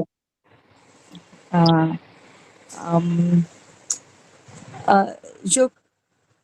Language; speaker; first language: French; non-native, learner; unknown